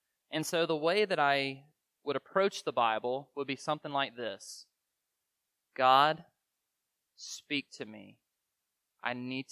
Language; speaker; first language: English; native; English